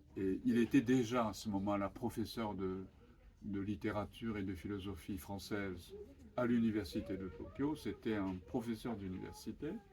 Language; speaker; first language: French; non-native, fluent; Japanese